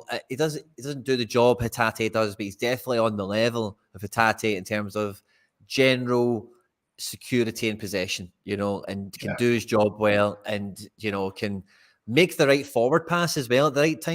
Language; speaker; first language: English; native; English